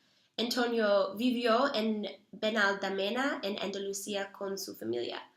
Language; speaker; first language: Spanish; non-native, learner; English